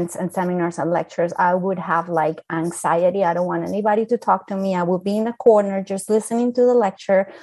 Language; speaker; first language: English; non-native, fluent; Spanish